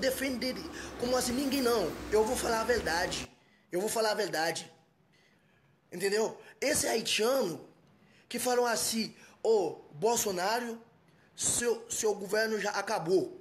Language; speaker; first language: Portuguese; non-native, fluent; Haitian Creole